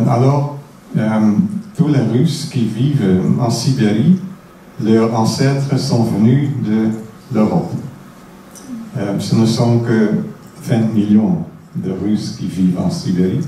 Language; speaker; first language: French; non-native, fluent; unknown